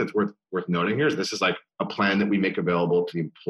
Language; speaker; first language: English; native; English